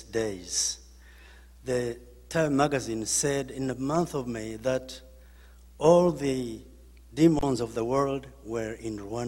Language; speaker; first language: English; non-native, local second language; Kinyarwanda